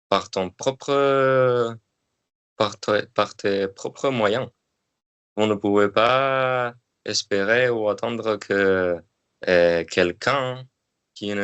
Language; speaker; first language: French; non-native, learner; Spanish